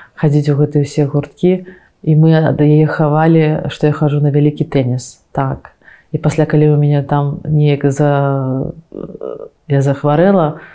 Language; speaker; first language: Belarusian; non-native, local second language; Russian